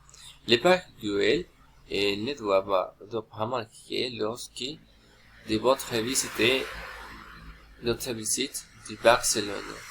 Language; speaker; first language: French; non-native, learner; Spanish